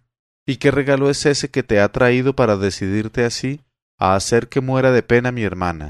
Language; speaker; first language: Spanish; native; Spanish